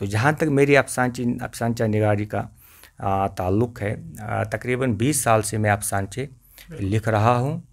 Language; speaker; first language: Urdu; non-native, local second language; Kashmiri